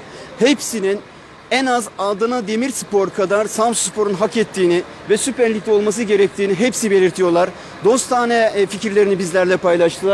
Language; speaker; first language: Turkish; native; Turkish